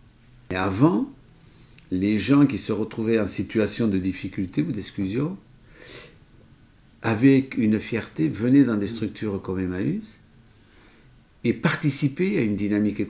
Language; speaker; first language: French; native; French